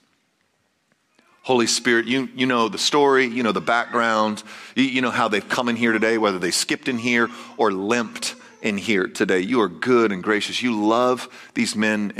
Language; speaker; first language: English; native; English